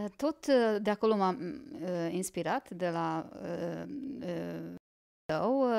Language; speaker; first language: Romanian; non-native, local second language; Hungarian